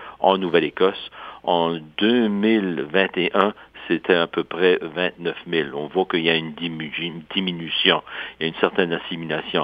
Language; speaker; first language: French; native; French